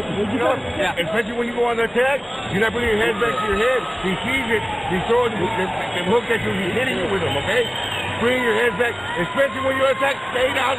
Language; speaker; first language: English; native; English